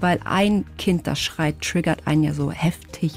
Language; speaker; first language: German; native; German